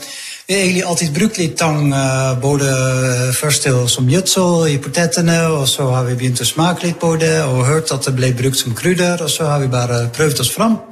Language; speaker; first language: Norwegian; non-native, fluent; Dutch